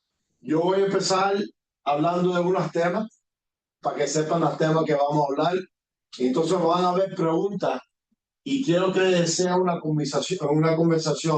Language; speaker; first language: Spanish; early bilingual, heritage; Spanish